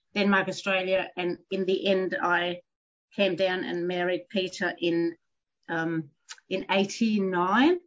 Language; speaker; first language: English; non-native, fluent; Danish